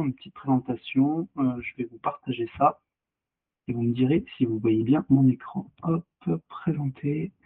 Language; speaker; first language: French; native; French